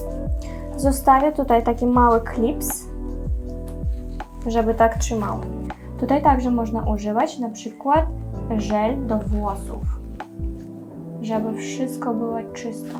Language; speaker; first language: Polish; non-native, learner; Russian